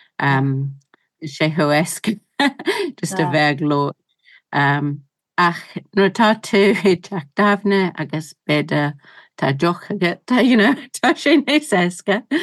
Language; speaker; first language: Irish; non-native, learner; English